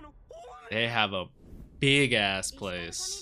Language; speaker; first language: English; native; English